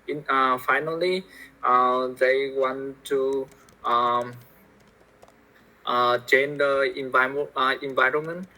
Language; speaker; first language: English; non-native, learner; Vietnamese